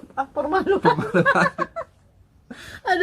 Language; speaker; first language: Indonesian; non-native, local second language; Minangkabau